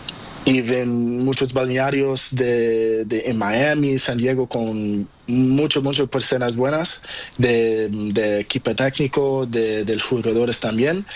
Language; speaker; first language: Spanish; non-native, learner; Portuguese